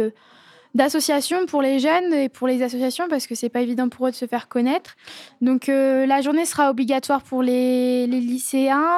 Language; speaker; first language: French; native; French